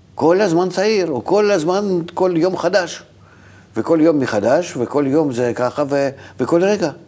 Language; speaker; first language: Hebrew; non-native, fluent; Russian